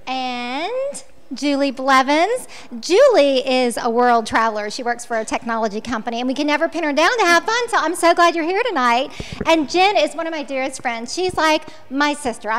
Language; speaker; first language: English; native; English